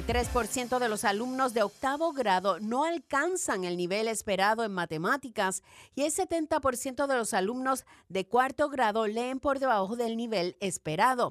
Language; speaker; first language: Spanish; native; Spanish